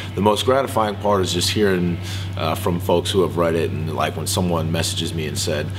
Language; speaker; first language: English; native; English